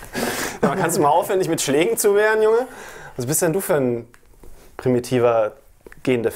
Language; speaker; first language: German; native; German